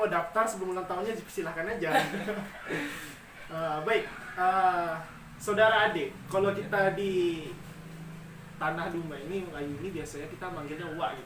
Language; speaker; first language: Indonesian; native; Indonesian